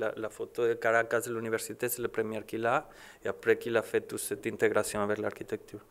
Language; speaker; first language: French; non-native, learner; Spanish